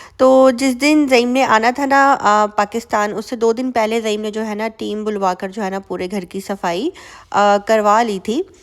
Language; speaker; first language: Urdu; native; Urdu